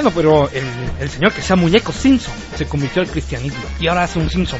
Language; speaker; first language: Spanish; native; Spanish